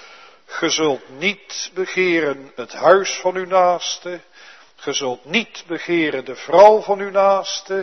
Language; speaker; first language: Dutch; native; Dutch